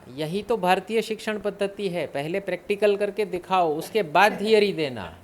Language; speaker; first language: Hindi; non-native, local second language; Gujarati